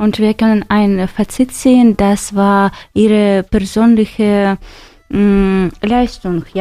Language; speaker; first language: German; non-native, learner; Ukrainian